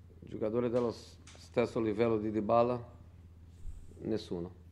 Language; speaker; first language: Italian; non-native, fluent; Portuguese